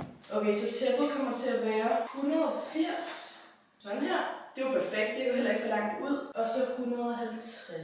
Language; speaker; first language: Danish; native; Danish